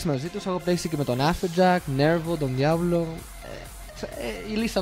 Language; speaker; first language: Greek; early bilingual, heritage; English